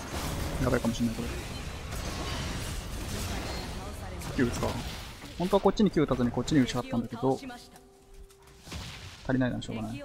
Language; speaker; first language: Japanese; native; Japanese